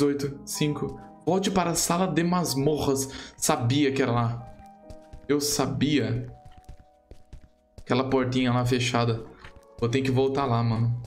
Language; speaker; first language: Portuguese; native; Portuguese